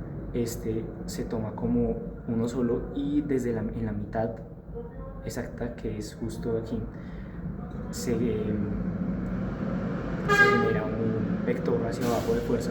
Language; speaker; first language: Spanish; native; Spanish